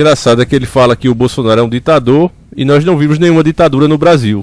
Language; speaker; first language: Portuguese; native; Portuguese